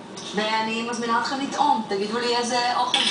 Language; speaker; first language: Hebrew; native; Hebrew